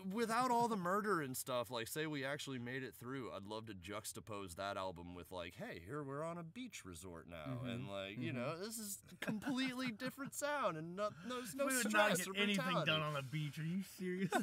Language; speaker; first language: English; native; English